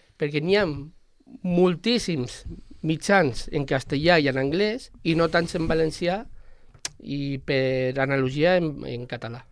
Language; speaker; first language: Catalan; non-native, local second language; Spanish